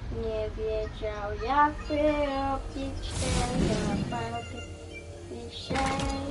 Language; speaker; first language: Polish; early bilingual, heritage; Polish